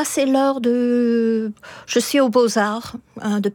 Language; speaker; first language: French; non-native, fluent; English